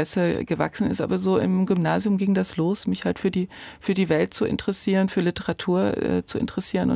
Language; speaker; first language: German; native; German